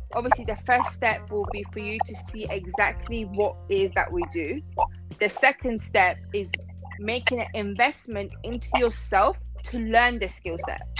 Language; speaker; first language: English; non-native, fluent; Persian